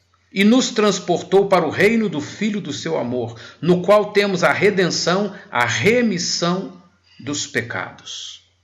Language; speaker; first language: Portuguese; native; Portuguese